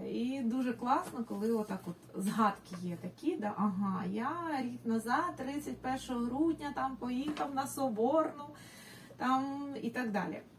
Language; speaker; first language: Ukrainian; non-native, local second language; Russian